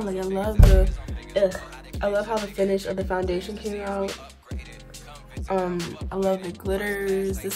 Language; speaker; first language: English; native; English